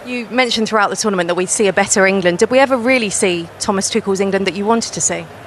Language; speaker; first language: English; native; English